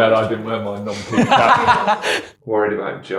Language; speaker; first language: English; native; English